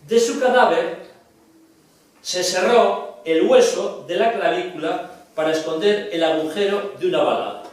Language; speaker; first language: Spanish; non-native, local second language; Galician